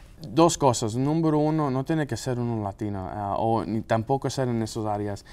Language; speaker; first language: Spanish; non-native, local second language; English